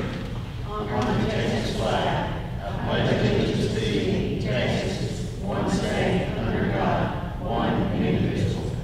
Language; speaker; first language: English; native; English